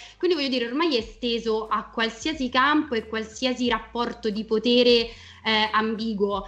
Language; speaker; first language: Italian; native; Italian